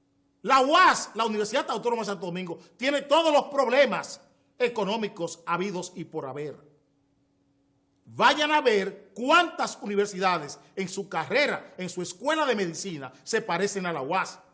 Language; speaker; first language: Spanish; native; Spanish